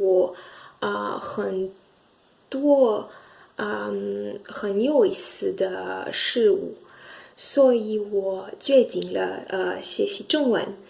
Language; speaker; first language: Chinese; non-native, learner; French